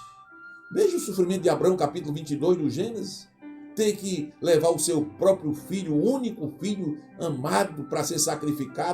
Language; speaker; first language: Portuguese; native; Portuguese